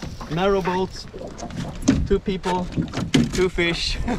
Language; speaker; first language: English; non-native, fluent; Swedish